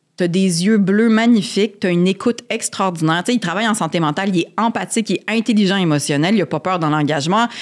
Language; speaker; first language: French; native; French